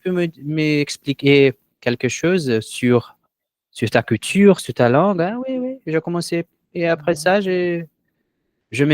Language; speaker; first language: French; non-native, learner; Portuguese